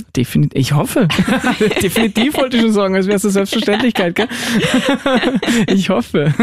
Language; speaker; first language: German; native; German